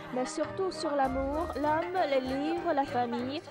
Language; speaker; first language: French; non-native, fluent; Vietnamese